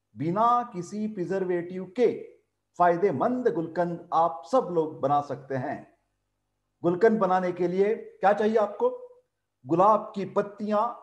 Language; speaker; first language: Hindi; non-native, local second language; Marathi